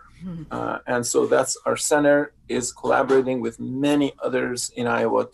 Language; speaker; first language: English; non-native, fluent; Persian